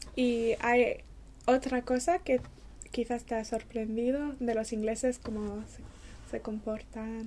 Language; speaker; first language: Spanish; non-native, learner; English